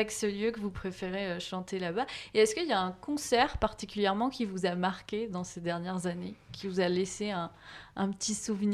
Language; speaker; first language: French; native; French